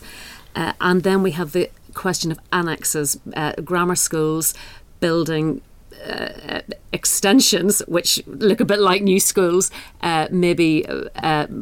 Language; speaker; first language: English; native; English